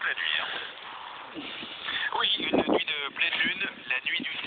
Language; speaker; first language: French; native; French